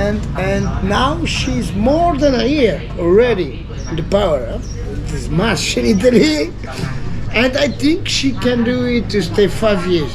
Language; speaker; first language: English; non-native, learner; Italian